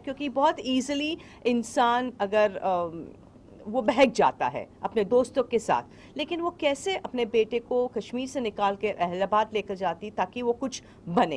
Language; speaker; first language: Hindi; native; Hindi